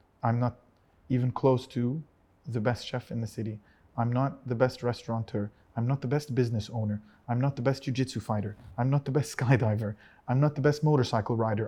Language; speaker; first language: English; early bilingual, other home language; Arabic